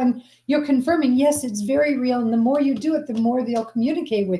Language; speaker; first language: English; native; English